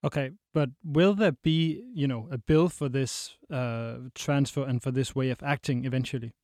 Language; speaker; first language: English; non-native, fluent; Danish